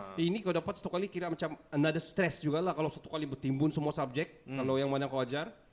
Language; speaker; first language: Malay; native; Malay